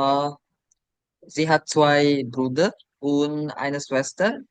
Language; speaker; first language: German; non-native, learner; Indonesian